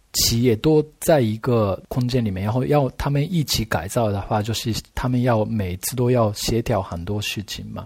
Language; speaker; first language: Chinese; non-native, fluent; Japanese